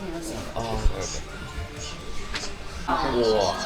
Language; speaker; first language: Chinese; non-native, fluent; Indonesian